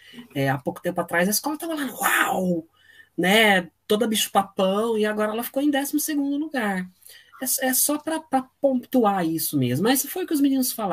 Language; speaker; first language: Portuguese; native; Portuguese